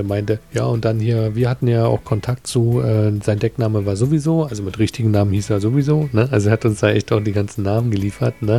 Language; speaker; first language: German; native; German